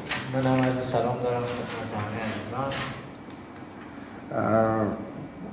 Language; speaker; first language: Persian; native; Persian